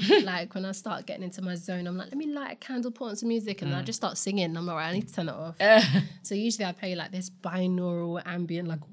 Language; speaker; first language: English; native; English